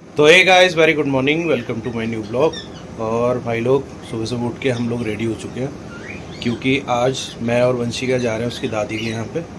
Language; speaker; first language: Hindi; native; Hindi